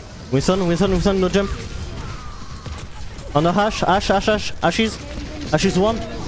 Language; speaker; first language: English; non-native, learner; French